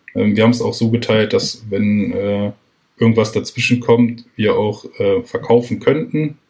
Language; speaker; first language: German; native; German